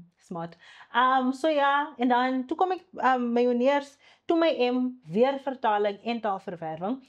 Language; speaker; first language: Afrikaans; non-native, local second language; Xhosa